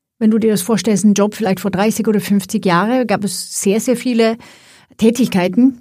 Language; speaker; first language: German; non-native, fluent; Swedish